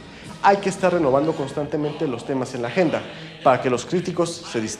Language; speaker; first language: Spanish; native; Spanish